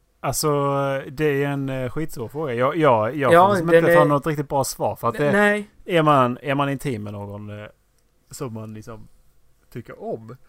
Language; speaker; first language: Swedish; native; Swedish